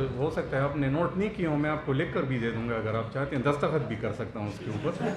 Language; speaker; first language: Urdu; non-native, local second language; Pashto